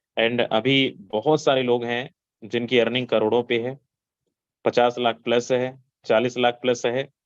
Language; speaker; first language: Hindi; native; Hindi